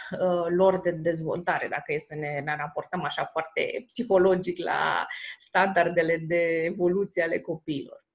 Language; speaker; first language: Romanian; native; Romanian